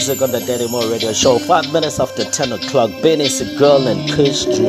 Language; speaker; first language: English; non-native, local second language; Zulu